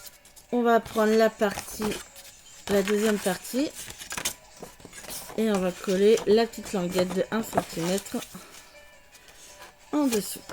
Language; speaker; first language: French; native; French